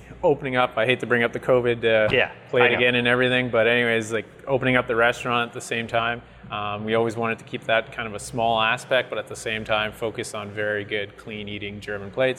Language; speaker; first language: English; non-native, fluent; French